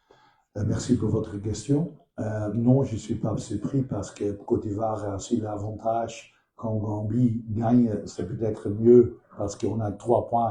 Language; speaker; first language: French; non-native, learner; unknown